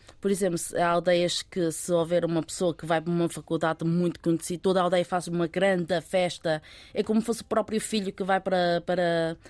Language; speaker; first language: Portuguese; early bilingual, other home language; Chinese